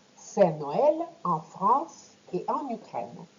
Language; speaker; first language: French; non-native, fluent; Ukrainian